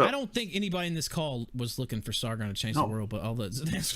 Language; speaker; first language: English; native; English